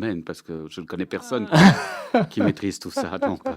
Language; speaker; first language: French; native; French